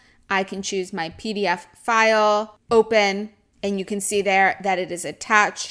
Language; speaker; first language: English; native; English